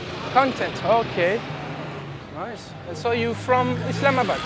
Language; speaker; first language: English; non-native, learner; French